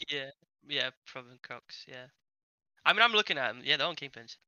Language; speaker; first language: English; non-native, fluent; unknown